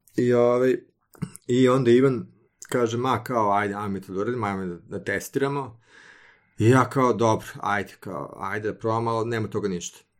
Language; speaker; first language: Serbian; native; Serbian